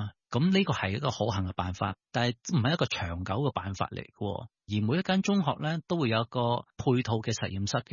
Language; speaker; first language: Cantonese; native; Cantonese